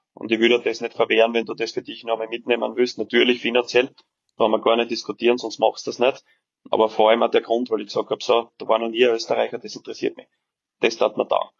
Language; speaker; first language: German; early bilingual, other home language; Serbian